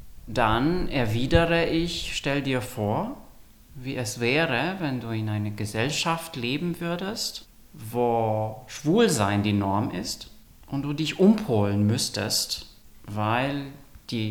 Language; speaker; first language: German; non-native, local second language; Romanian